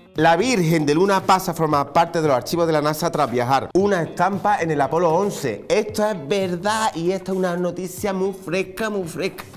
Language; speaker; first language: Spanish; native; Spanish